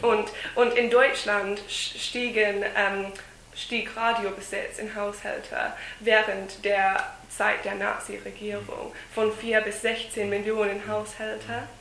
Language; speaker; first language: German; non-native, fluent; English